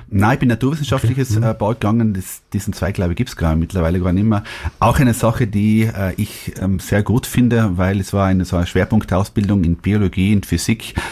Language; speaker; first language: German; native; German